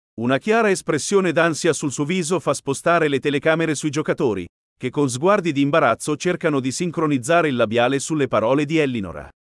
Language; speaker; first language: Italian; native; Italian